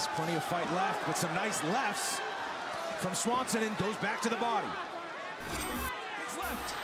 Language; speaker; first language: English; native; English